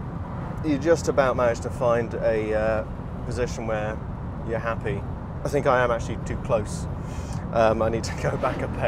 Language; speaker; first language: English; native; English